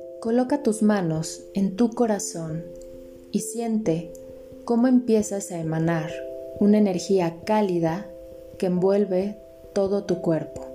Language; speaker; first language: Spanish; native; Spanish